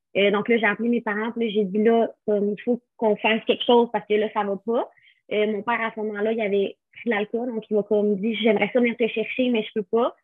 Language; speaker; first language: French; native; French